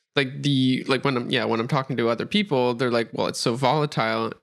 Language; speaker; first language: English; native; English